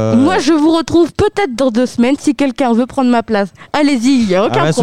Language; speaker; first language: French; native; French